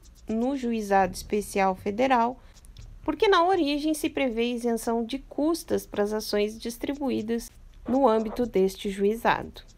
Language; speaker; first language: Portuguese; native; Portuguese